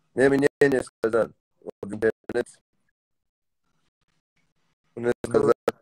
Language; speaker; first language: Russian; non-native, learner; Tajik